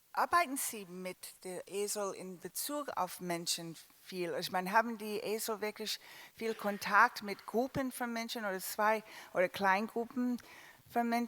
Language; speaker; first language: German; non-native, learner; English